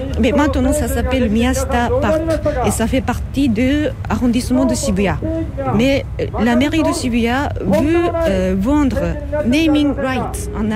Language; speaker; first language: French; non-native, fluent; Japanese